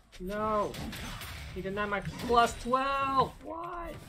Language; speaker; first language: English; native; English